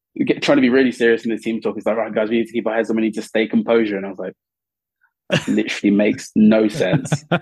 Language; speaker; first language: English; native; English